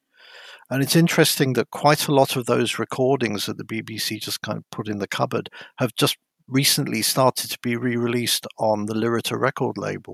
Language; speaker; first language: English; native; English